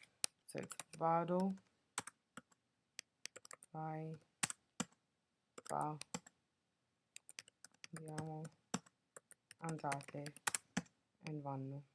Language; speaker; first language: Italian; non-native, fluent; English